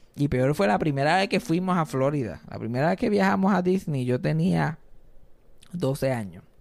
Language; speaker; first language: Spanish; native; Spanish